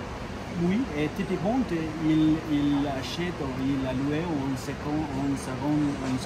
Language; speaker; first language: French; non-native, learner; Spanish